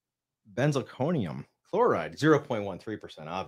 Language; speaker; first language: English; native; English